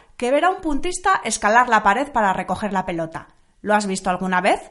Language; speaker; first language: Spanish; non-native, local second language; Basque